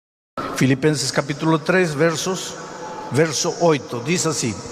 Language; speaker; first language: Portuguese; non-native, fluent; Spanish